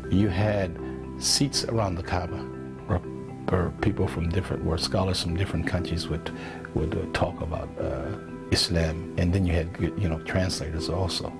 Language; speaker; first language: English; native; English